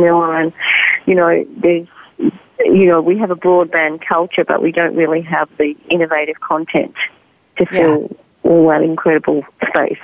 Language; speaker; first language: English; native; English